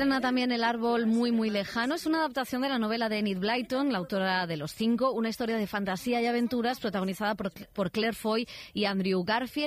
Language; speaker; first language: Spanish; native; Spanish